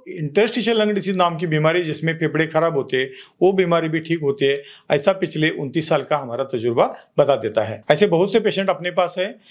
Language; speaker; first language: Hindi; non-native, local second language; Marathi